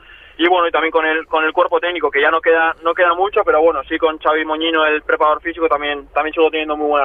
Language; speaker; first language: Spanish; native; Spanish